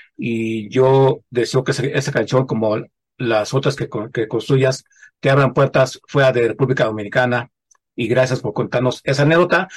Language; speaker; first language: Spanish; native; Spanish